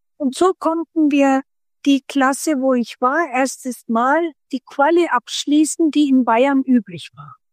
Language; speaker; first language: German; early bilingual, other home language; Turkish